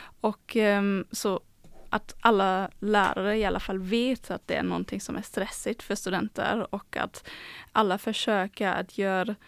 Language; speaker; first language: Swedish; non-native, fluent; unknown